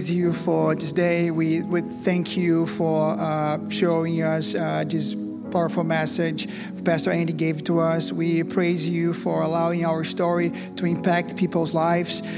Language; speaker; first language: English; non-native, fluent; Portuguese